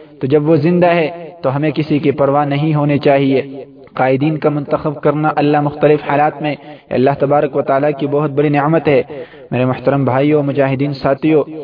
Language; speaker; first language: Urdu; non-native, local second language; Pashto